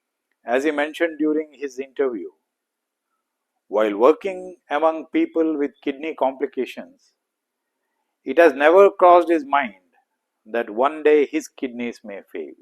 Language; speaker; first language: English; non-native, local second language; Kannada